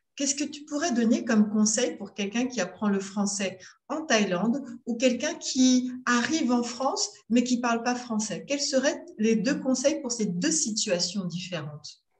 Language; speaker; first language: French; native; French